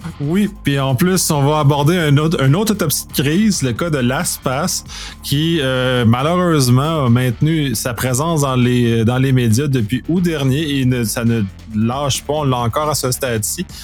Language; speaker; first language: French; native; French